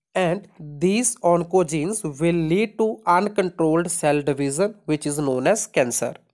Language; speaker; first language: Hindi; non-native, local second language; Punjabi